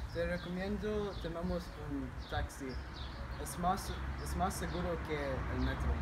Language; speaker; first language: Spanish; non-native, learner; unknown